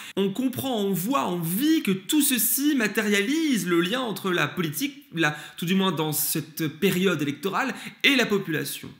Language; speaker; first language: French; early bilingual, other home language; Turkish